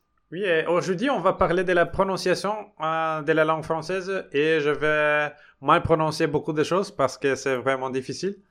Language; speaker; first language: French; non-native, fluent; Portuguese